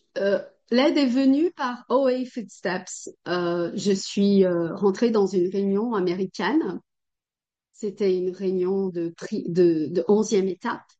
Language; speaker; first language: French; non-native, fluent; Portuguese